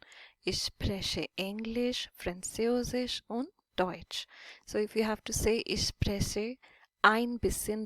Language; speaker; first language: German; non-native, fluent; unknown